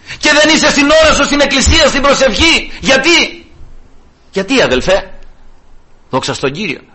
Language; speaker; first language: Greek; early bilingual, heritage; Greek